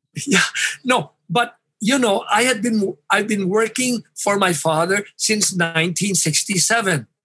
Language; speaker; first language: English; non-native, local second language; Hiligaynon